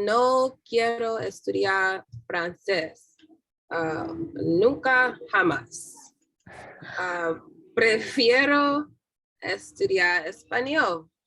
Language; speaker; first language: Spanish; non-native, learner; English